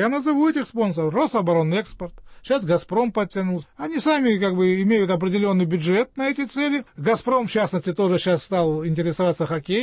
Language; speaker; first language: Russian; native; Russian